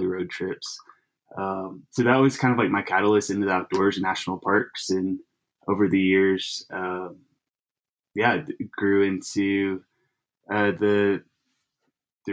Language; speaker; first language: English; native; English